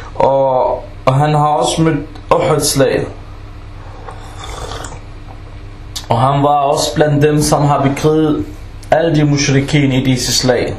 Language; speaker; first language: Danish; non-native, local second language; Arabic